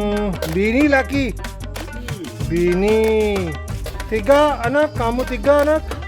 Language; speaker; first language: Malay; non-native, learner; Urdu